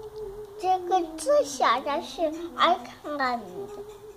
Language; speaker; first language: Chinese; early bilingual, heritage; Chinese